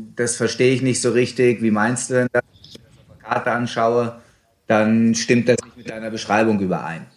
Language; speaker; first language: German; native; German